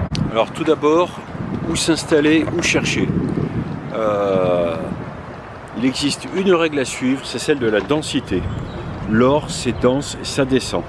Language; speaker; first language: French; native; French